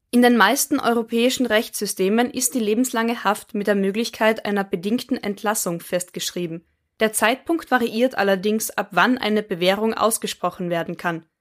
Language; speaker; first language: German; native; German